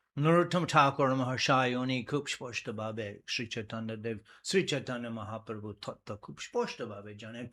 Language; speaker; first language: Bangla; non-native, fluent; English